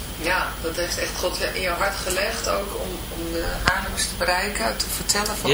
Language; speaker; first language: Dutch; native; Dutch